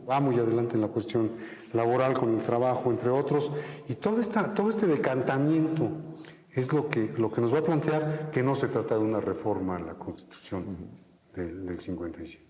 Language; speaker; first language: Spanish; native; Spanish